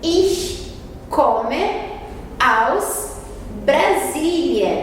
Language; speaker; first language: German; non-native, fluent; Portuguese